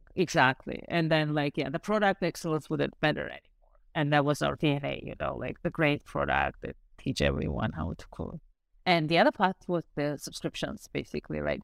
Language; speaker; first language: English; non-native, fluent; Armenian